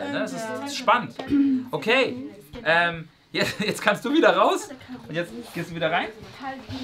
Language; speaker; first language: German; native; German